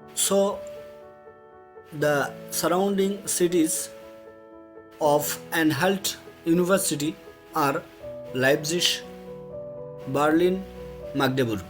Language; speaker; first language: English; non-native, fluent; Bangla